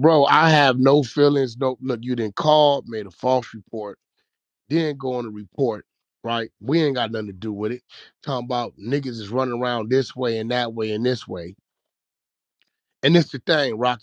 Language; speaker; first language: English; native; English